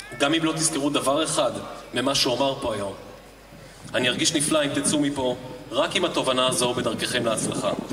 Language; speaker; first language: Hebrew; native; Hebrew